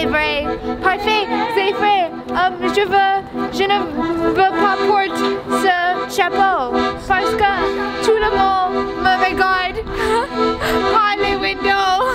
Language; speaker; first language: French; non-native, learner; English